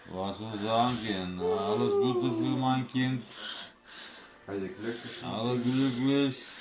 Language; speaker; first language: German; non-native, learner; Turkish